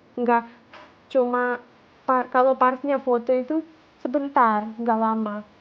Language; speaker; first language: Indonesian; non-native, fluent; Russian